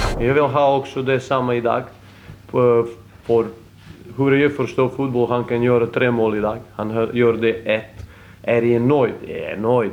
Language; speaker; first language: Swedish; non-native, fluent; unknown